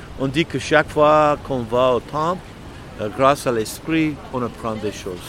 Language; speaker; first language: French; non-native, fluent; English